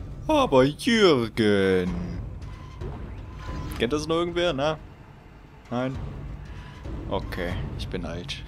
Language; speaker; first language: German; native; German